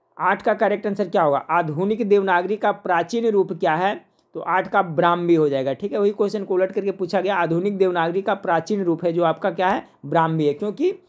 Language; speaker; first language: Hindi; native; Hindi